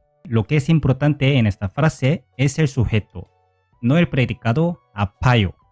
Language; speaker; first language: Spanish; non-native, fluent; Korean